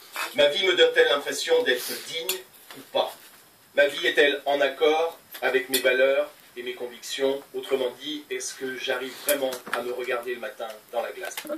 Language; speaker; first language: French; native; French